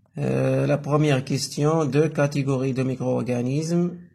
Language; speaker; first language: French; non-native, local second language; Arabic